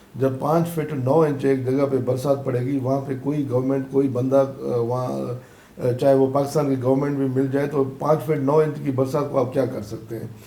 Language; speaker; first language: Urdu; non-native, local second language; Sindhi